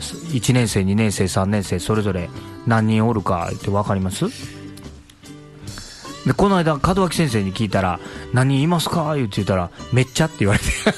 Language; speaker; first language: Japanese; native; Japanese